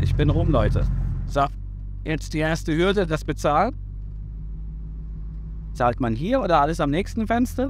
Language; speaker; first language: German; native; German